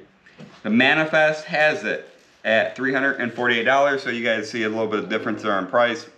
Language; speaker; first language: English; native; English